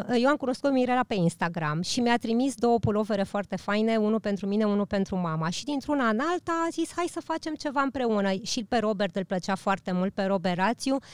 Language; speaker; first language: Romanian; early bilingual, heritage; Romanian